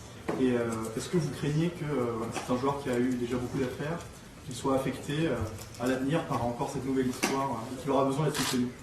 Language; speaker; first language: French; native; French